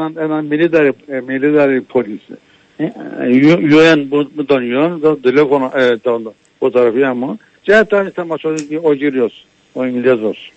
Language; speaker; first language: Greek; non-native, local second language; Turkish